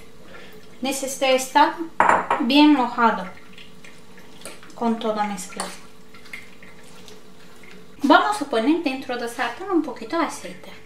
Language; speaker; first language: Spanish; non-native, learner; Turkish